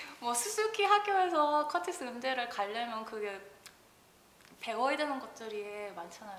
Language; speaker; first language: Korean; early bilingual, heritage; Korean